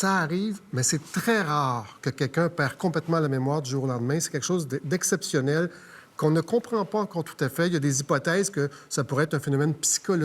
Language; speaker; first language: French; native; French